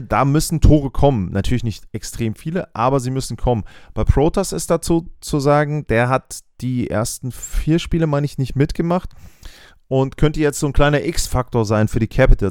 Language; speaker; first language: German; native; German